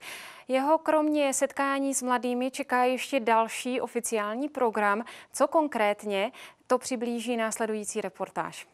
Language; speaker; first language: Czech; native; Czech